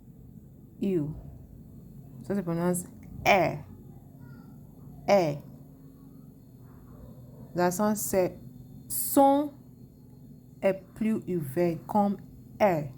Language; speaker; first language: French; non-native, fluent; English